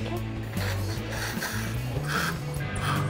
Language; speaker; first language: Korean; native; Korean